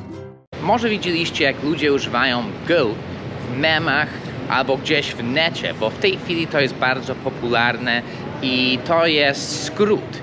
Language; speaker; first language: Polish; non-native, fluent; English